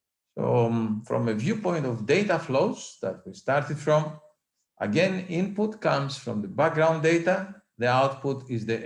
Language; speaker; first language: English; non-native, fluent; Greek